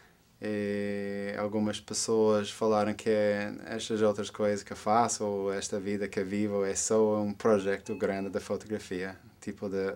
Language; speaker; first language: Portuguese; non-native, fluent; English